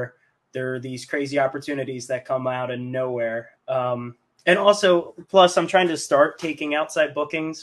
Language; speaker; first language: English; native; English